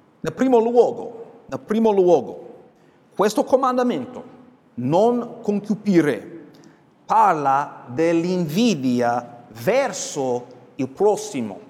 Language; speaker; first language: Italian; non-native, fluent; English